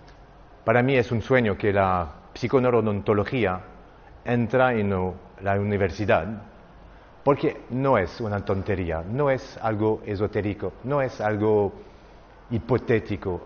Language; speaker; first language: Spanish; non-native, learner; French